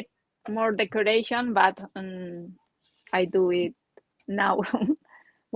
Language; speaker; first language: English; non-native, learner; Spanish